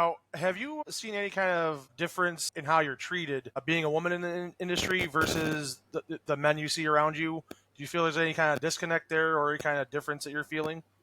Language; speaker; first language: English; native; English